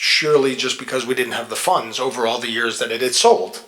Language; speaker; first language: English; native; English